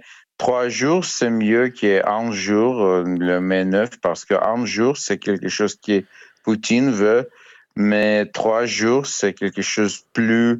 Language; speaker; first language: French; non-native, learner; Ukrainian